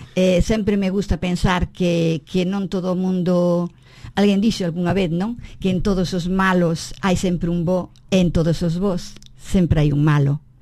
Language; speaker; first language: Galician; native; Galician